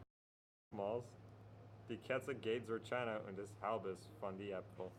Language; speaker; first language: German; non-native, learner; English